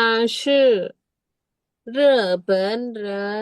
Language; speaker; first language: Chinese; non-native, learner; Indonesian